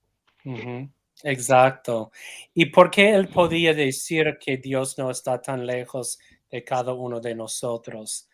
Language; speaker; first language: Spanish; non-native, fluent; English